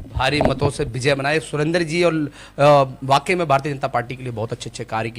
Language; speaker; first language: Hindi; native; Hindi